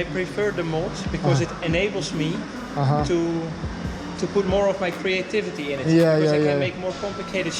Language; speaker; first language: English; non-native, fluent; Dutch